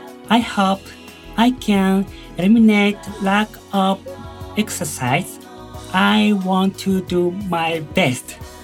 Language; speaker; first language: English; non-native, learner; Japanese